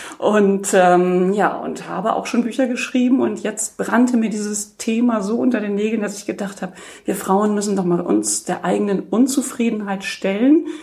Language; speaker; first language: German; native; German